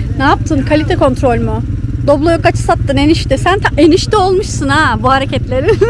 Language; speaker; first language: Turkish; early bilingual, heritage; Turkish